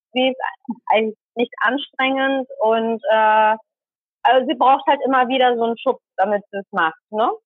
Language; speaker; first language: German; early bilingual, other home language; Tamil